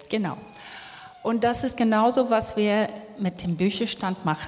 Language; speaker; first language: German; non-native, fluent; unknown